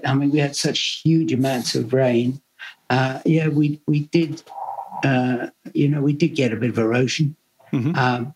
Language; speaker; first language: English; native; English